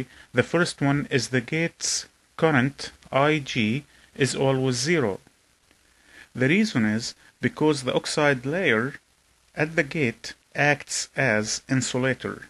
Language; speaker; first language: English; non-native, fluent; Arabic